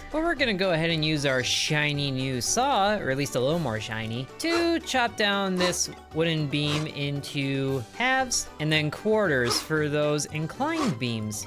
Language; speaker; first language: English; native; English